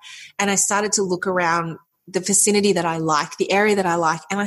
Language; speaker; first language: English; native; English